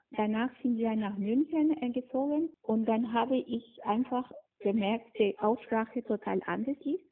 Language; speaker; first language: German; non-native, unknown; Spanish